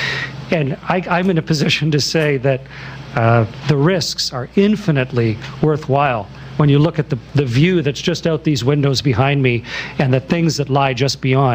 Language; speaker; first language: English; native; English